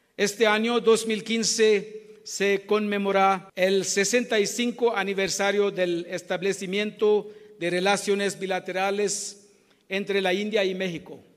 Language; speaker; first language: Spanish; non-native, learner; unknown